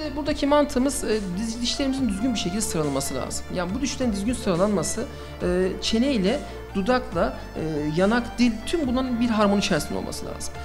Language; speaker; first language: Turkish; early bilingual, heritage; Turkish